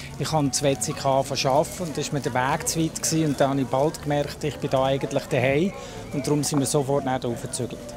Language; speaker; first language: German; native; German